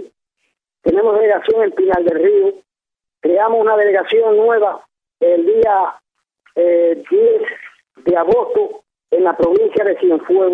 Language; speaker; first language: Spanish; native; Spanish